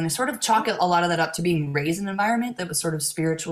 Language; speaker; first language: English; native; English